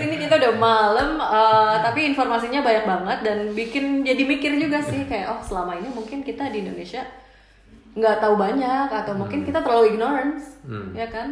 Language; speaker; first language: Indonesian; native; Indonesian